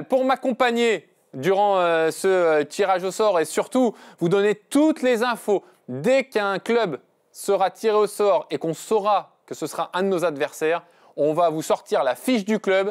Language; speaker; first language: French; native; French